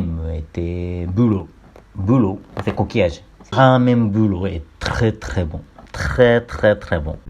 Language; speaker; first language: French; non-native, learner; Japanese